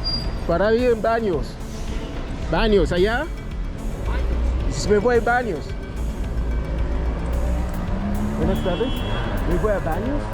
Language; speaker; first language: Spanish; non-native, learner; Haitian Creole